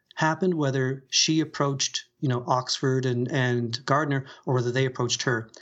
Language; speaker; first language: English; native; English